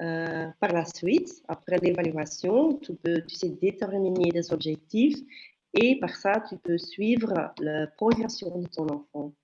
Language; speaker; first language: French; non-native, local second language; Dutch